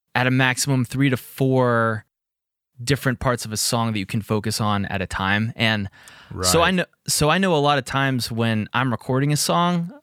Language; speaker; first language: English; native; English